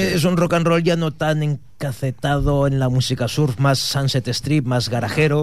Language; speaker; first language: Spanish; non-native, local second language; Catalan